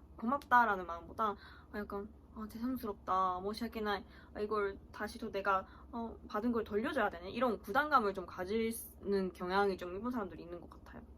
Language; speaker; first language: Korean; early bilingual, heritage; Korean